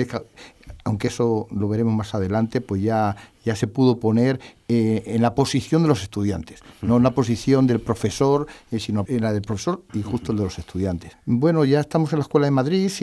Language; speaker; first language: Spanish; native; Spanish